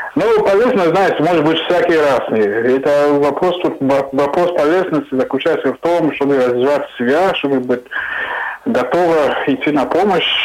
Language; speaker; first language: Russian; non-native, fluent; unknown